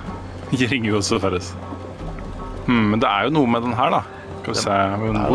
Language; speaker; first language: Norwegian; native; Norwegian